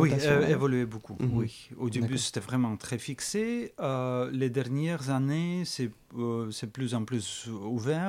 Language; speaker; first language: French; non-native, fluent; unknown